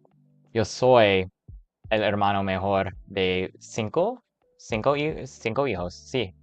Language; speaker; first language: Spanish; non-native, learner; English